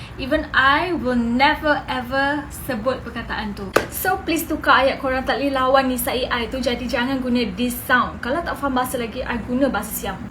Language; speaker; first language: Malay; native; Malay